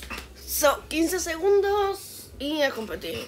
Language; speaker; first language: Spanish; early bilingual, heritage; Spanish